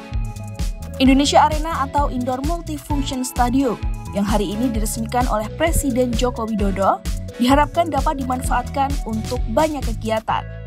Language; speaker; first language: Indonesian; native; Indonesian